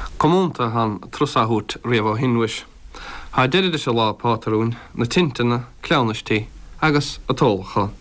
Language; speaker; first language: Irish; native; Irish